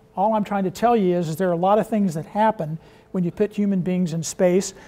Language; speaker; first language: English; native; English